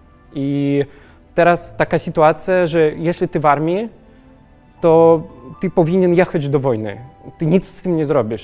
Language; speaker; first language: Polish; non-native, learner; Russian